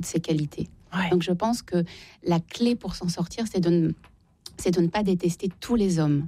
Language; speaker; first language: French; native; French